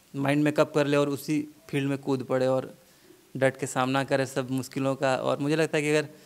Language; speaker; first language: Hindi; native; Hindi